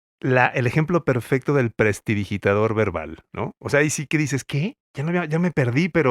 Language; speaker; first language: Spanish; native; Spanish